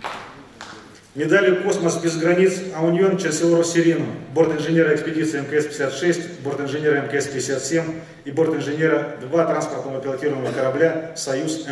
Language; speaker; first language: Russian; native; Russian